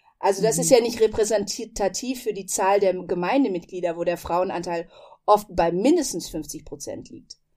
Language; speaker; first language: German; native; German